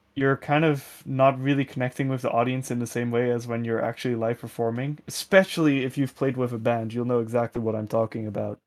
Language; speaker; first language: English; non-native, fluent; Dutch